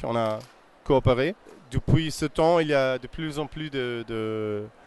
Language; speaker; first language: French; non-native, fluent; German